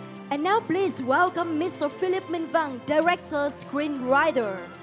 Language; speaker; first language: English; non-native, fluent; Vietnamese